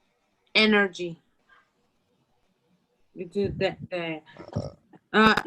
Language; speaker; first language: English; non-native, learner; Spanish